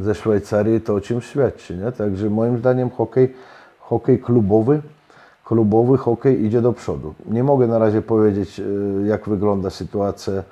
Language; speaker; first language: Polish; non-native, fluent; Russian